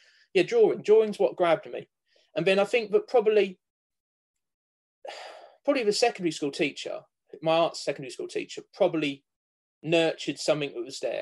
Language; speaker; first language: English; native; English